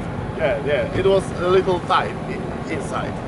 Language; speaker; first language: English; non-native, learner; Polish